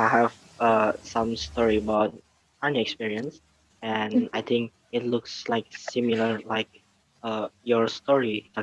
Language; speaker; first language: English; non-native, learner; Indonesian